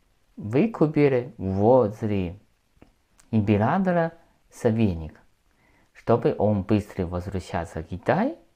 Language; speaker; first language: Russian; non-native, learner; Chinese